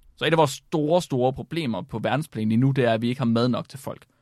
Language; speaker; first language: Danish; native; Danish